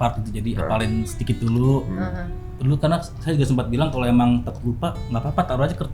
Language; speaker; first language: Indonesian; native; Indonesian